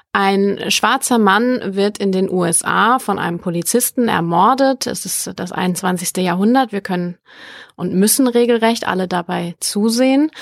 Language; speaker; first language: German; native; German